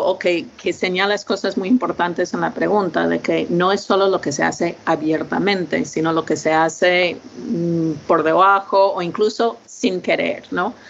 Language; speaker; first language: Spanish; non-native, fluent; English